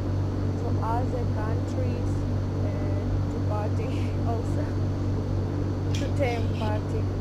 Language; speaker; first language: English; non-native, learner; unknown